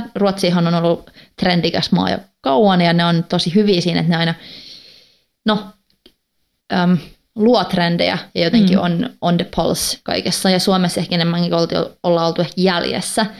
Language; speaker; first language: Finnish; non-native, local second language; Swedish